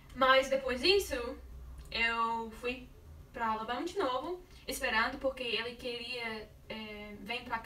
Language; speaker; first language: Portuguese; non-native, learner; English